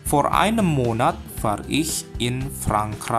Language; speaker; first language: German; non-native, fluent; Indonesian